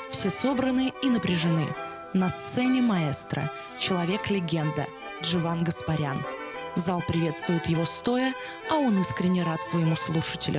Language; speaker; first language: Russian; native; Russian